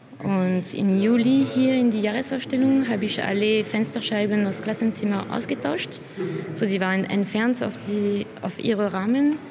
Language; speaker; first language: German; non-native, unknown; French